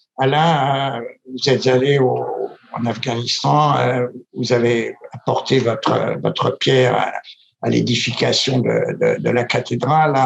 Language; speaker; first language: French; native; French